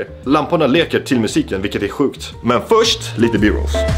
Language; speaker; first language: Swedish; native; Swedish